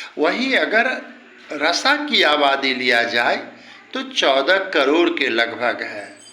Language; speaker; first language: Hindi; native; Hindi